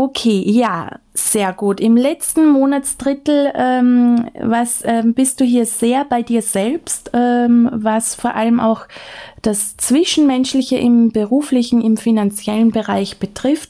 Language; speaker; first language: German; native; German